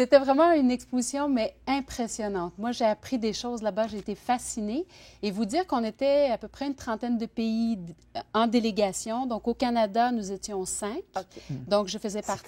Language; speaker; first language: French; native; French